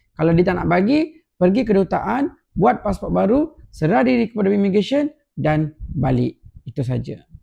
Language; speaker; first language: Malay; non-native, local second language; Tamil